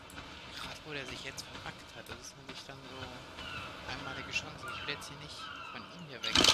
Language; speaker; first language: German; native; German